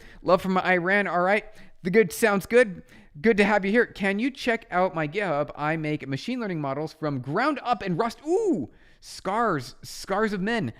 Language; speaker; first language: English; native; English